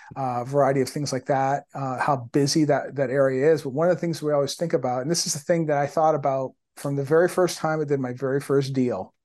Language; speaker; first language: English; native; English